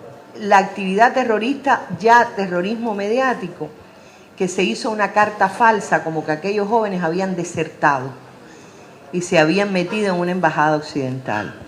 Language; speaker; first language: Spanish; native; Spanish